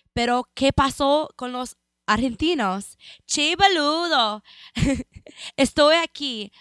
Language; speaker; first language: Spanish; early bilingual, heritage; Spanish